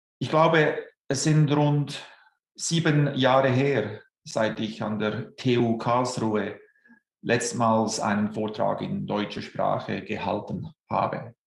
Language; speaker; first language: German; native; German